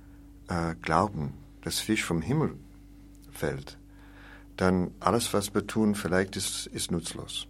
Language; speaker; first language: German; non-native, learner; English